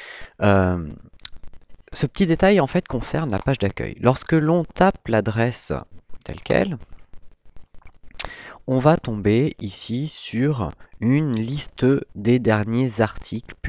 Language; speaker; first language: French; native; French